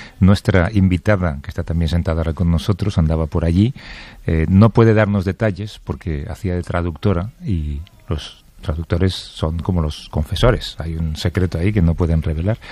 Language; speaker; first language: Spanish; native; Spanish